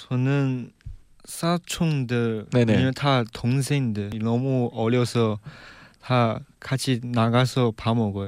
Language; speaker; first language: Korean; non-native, learner; Chinese